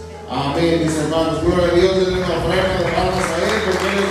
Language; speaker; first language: Spanish; native; Spanish